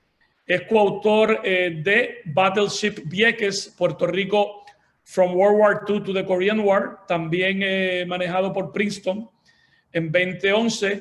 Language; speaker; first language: Spanish; native; Spanish